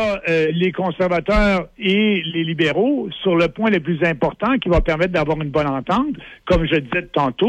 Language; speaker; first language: French; native; French